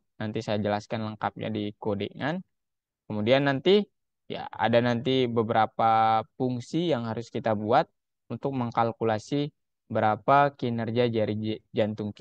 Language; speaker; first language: Indonesian; native; Indonesian